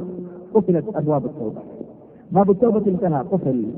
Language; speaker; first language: Arabic; native; Arabic